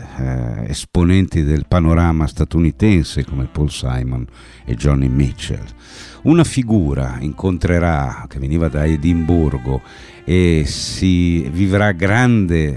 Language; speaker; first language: Italian; native; Italian